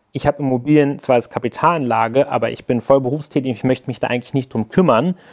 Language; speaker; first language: German; native; German